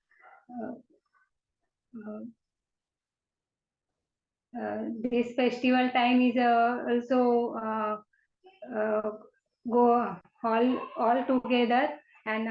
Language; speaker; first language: English; non-native, learner; Kannada